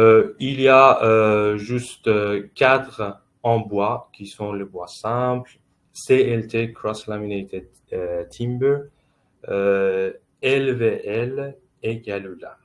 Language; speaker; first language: French; non-native, fluent; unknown